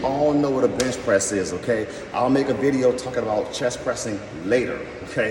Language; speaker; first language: English; native; English